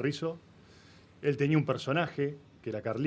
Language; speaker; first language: Spanish; native; Spanish